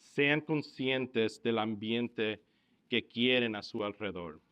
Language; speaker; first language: Spanish; early bilingual, heritage; Spanish